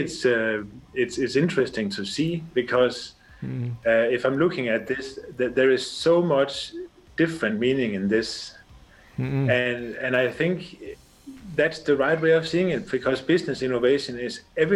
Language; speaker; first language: English; non-native, fluent; Danish